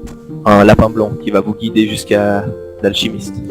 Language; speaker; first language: French; native; French